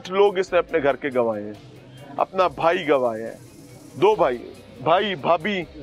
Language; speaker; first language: Urdu; native; Urdu